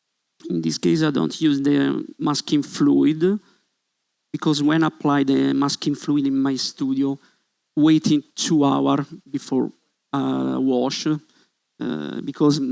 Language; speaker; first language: English; non-native, learner; Italian